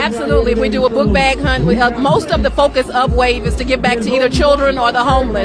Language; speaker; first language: English; native; English